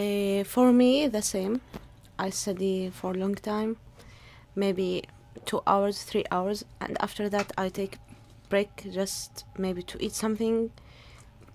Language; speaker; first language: English; non-native, learner; Arabic